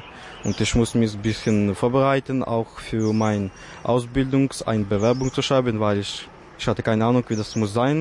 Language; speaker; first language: German; non-native, fluent; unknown